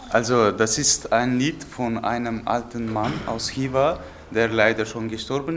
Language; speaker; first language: German; non-native, fluent; Uzbek